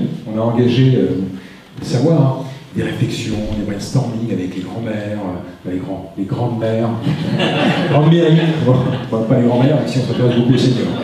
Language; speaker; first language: French; native; French